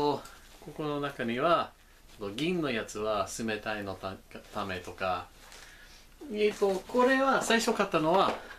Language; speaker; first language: Japanese; non-native, learner; English